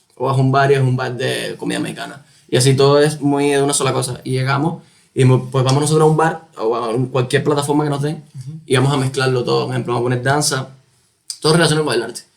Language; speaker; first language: Spanish; native; Spanish